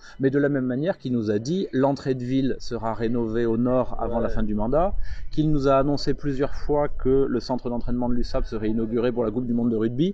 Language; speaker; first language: French; native; French